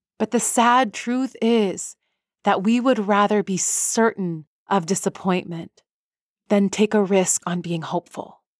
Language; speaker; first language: English; early bilingual, other home language; Persian